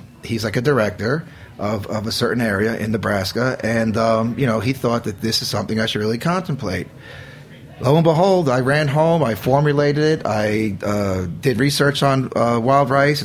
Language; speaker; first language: English; native; English